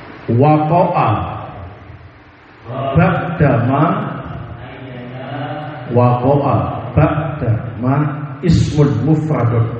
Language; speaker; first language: Arabic; non-native, fluent; Indonesian